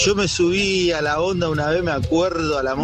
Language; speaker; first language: Spanish; native; Spanish